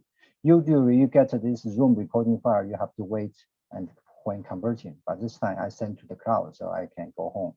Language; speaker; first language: English; non-native, learner; Chinese